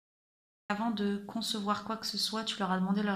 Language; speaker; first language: French; native; French